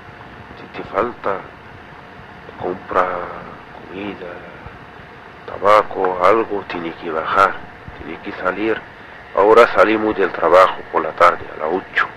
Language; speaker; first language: Spanish; non-native, fluent; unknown